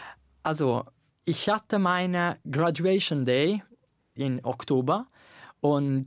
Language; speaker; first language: German; non-native, fluent; Italian